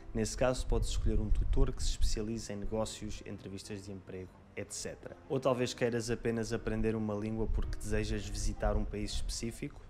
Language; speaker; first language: Portuguese; native; Portuguese